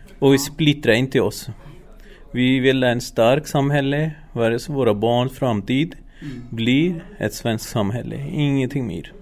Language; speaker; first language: Swedish; non-native, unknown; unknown